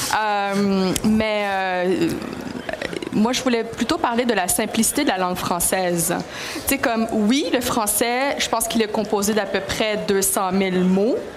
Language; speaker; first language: French; early bilingual, other home language; Greek